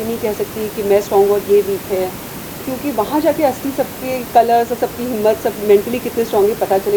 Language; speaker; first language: Hindi; native; Hindi